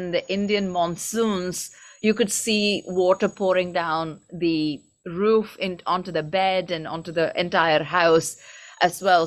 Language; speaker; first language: English; non-native, local second language; Tamil